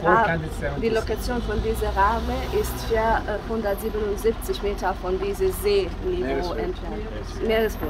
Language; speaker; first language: German; non-native, learner; Bosnian